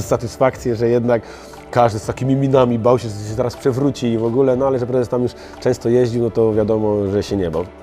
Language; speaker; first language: Polish; native; Polish